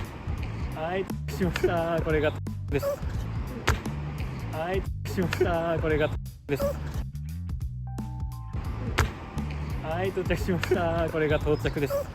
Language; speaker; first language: Japanese; native; Japanese